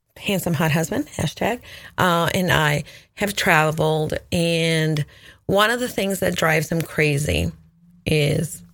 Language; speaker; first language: English; non-native, fluent; Spanish